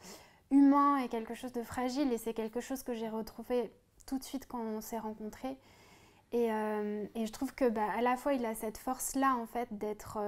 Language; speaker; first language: French; native; French